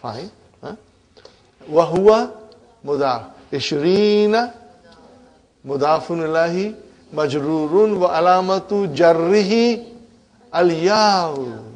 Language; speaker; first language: Arabic; non-native, fluent; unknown